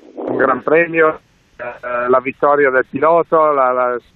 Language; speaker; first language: Spanish; non-native, learner; Italian